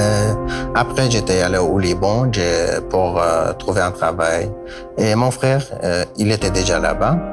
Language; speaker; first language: French; non-native, learner; Kurdish